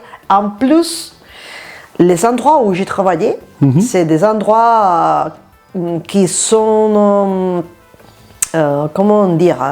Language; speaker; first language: French; non-native, fluent; Spanish